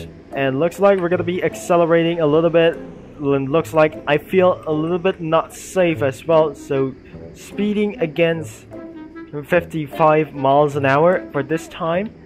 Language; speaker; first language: English; non-native, learner; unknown